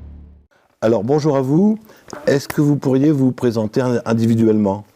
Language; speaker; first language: French; native; French